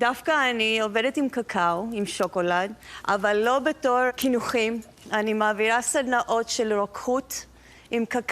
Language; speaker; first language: Hebrew; non-native, fluent; Greek